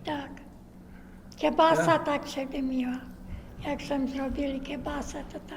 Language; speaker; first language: Polish; early bilingual, heritage; Polish